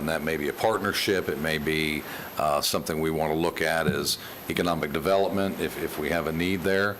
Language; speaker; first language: English; native; English